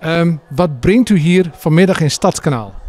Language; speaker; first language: Dutch; native; Dutch